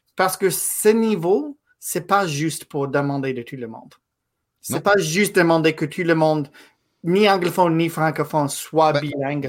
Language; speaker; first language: French; non-native, fluent; English